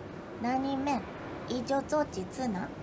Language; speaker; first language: Chinese; non-native, learner; Japanese